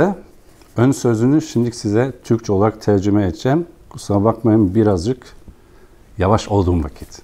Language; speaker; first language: Turkish; non-native, fluent; German